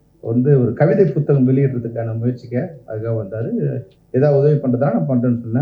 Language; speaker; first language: Tamil; native; Tamil